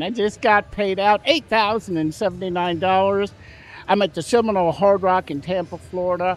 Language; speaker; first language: English; native; English